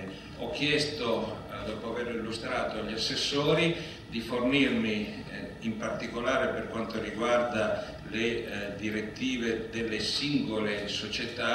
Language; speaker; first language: Italian; native; Italian